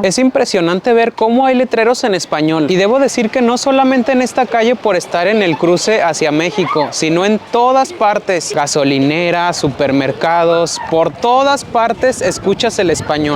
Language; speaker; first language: Spanish; native; Spanish